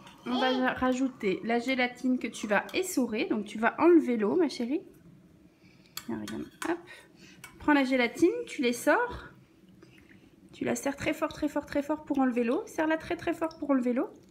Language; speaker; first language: French; native; French